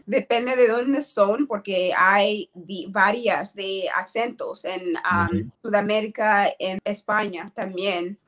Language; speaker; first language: Spanish; non-native, learner; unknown